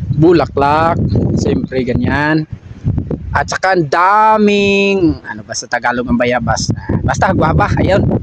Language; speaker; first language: Filipino; non-native, local second language; Cebuano